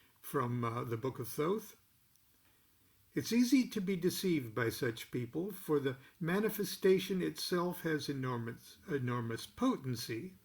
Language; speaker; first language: English; native; English